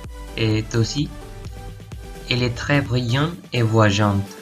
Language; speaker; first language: French; non-native, learner; Spanish